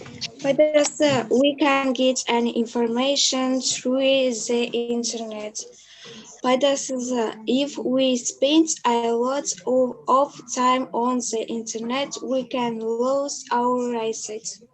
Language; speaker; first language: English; non-native, learner; Kazakh